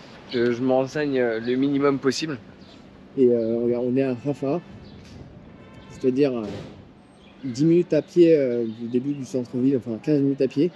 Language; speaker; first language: French; native; French